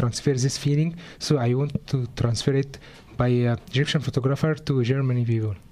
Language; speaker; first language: English; non-native, learner; Arabic